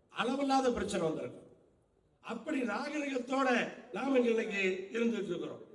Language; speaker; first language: Tamil; native; Tamil